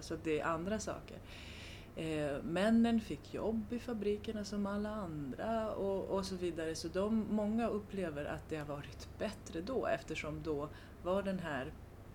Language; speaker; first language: Swedish; non-native, fluent; Romanian